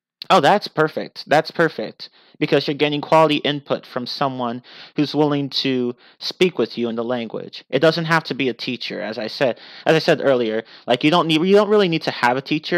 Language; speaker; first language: English; native; English